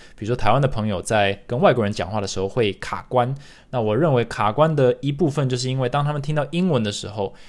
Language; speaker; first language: Chinese; early bilingual, other home language; English